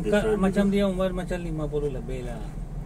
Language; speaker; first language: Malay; non-native, learner; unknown